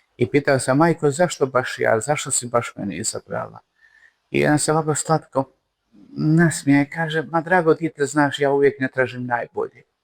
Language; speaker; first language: Croatian; native; Croatian